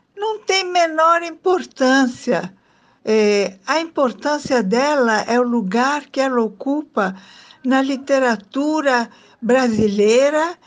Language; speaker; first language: Portuguese; non-native, fluent; Italian